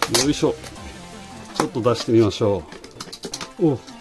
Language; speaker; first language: Japanese; native; Japanese